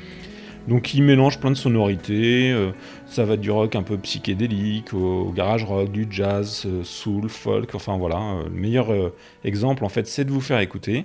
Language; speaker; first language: French; native; French